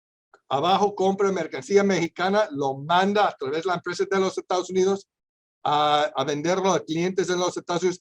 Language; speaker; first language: Spanish; non-native, fluent; English